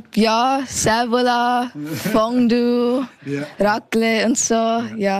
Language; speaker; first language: German; early bilingual, heritage; German